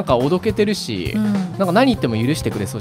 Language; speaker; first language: Japanese; native; Japanese